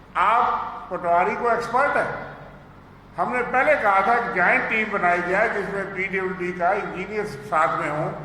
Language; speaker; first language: Urdu; non-native, local second language; Dogri